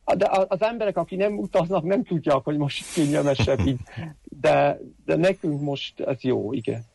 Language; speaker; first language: Hungarian; non-native, fluent; Swiss German